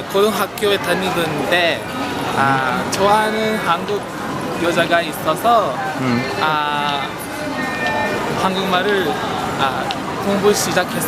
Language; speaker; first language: Korean; non-native, learner; English